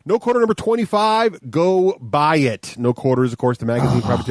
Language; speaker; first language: English; native; English